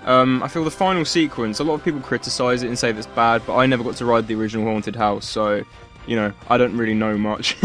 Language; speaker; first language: English; native; English